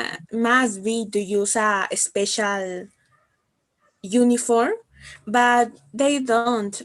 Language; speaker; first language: English; non-native, learner; Spanish